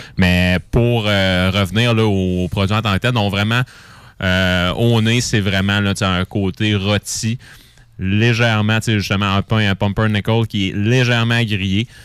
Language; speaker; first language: French; native; French